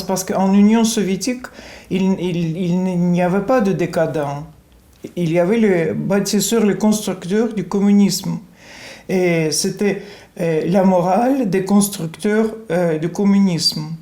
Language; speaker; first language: French; non-native, fluent; Russian